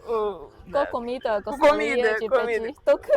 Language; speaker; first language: Portuguese; non-native, fluent; Chinese